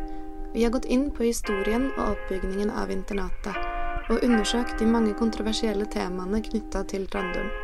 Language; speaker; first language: Norwegian; native; Norwegian